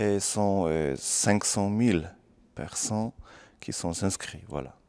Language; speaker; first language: French; non-native, fluent; Polish